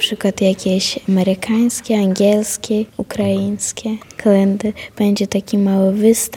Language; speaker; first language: Ukrainian; early bilingual, heritage; Ukrainian